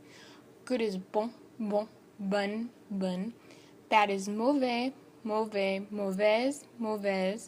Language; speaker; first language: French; non-native, learner; English